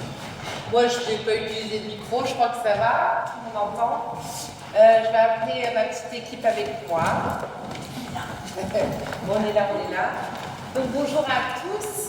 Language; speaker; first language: French; native; French